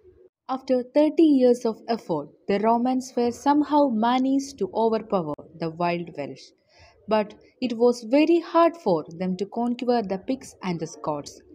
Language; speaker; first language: English; non-native, local second language; Malayalam